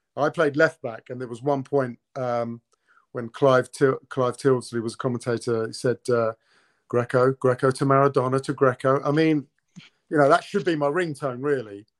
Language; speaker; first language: English; early bilingual, other home language; Italian